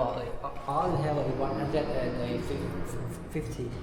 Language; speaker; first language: English; non-native, learner; Khmer